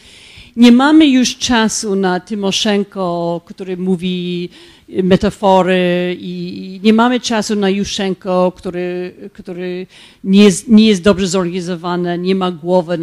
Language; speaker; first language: Polish; non-native, fluent; English